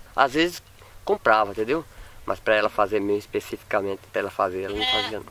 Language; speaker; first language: Portuguese; native; Portuguese